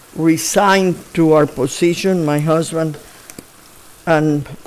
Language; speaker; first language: English; non-native, fluent; Spanish